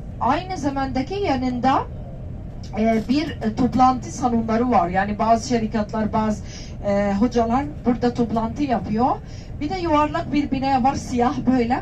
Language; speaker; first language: Turkish; non-native, learner; Arabic